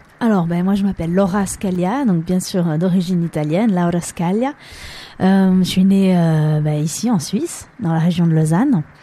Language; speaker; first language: French; native; French